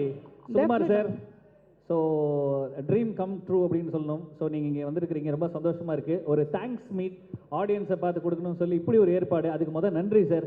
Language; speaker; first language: Tamil; native; Tamil